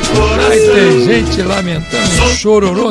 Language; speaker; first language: Portuguese; native; Portuguese